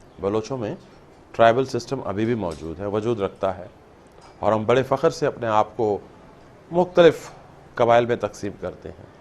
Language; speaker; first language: Urdu; non-native, local second language; Baluchi